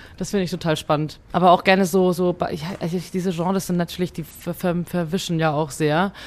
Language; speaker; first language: German; early bilingual, other home language; Hungarian